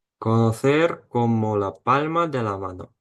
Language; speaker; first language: Spanish; non-native, fluent; Ukrainian